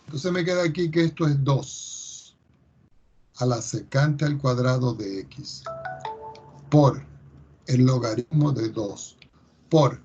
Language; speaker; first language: Spanish; native; Spanish